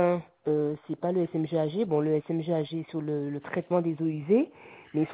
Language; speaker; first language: French; native; French